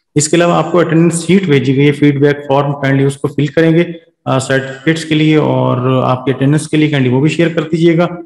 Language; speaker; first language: Urdu; native; Urdu